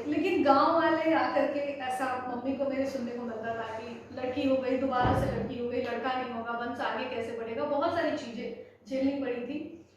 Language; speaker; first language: Hindi; native; Hindi